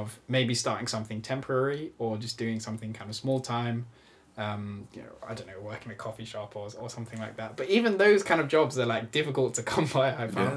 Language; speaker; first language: English; native; English